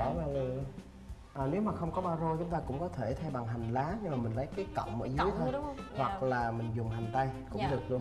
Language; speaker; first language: Vietnamese; native; Vietnamese